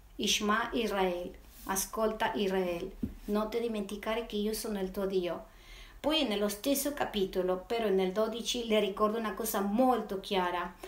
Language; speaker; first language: Italian; non-native, fluent; Spanish